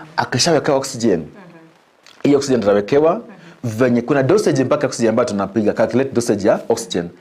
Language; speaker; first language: Swahili; non-native, local second language; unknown